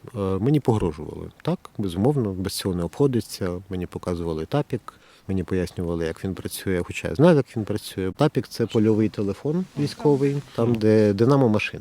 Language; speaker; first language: Ukrainian; native; Ukrainian